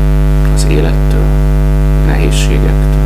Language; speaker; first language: Hungarian; native; Hungarian